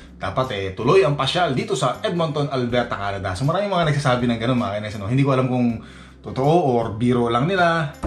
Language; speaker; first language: Filipino; native; Filipino